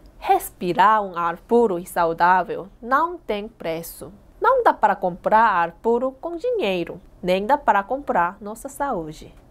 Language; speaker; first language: Portuguese; non-native, fluent; Korean